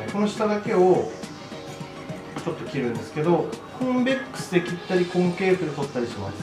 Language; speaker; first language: Japanese; native; Japanese